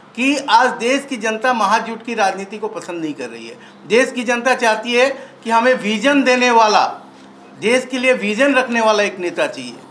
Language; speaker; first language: Hindi; non-native, local second language; Assamese